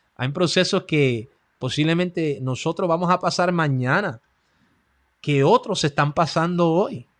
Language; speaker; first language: Spanish; early bilingual, heritage; Spanish